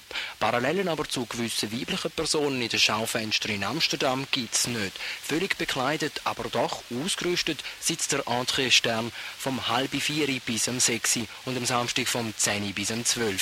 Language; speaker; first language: German; native; German